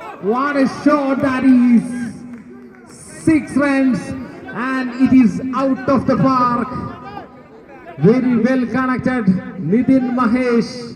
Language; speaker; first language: English; non-native, local second language; Malayalam